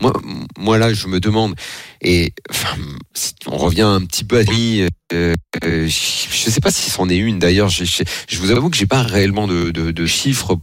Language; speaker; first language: French; native; French